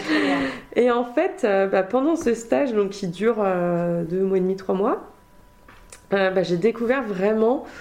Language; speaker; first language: French; native; French